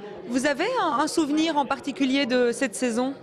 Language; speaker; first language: French; native; French